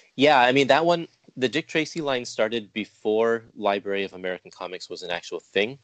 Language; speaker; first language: English; native; English